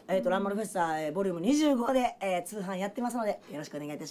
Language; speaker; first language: Japanese; native; Japanese